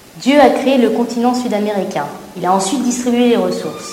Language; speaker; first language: French; native; French